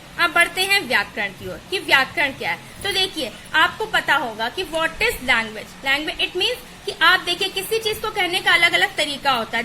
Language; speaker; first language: Hindi; native; Hindi